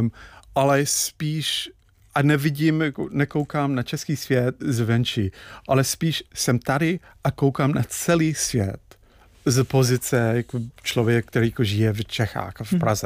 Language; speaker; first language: Czech; non-native, fluent; English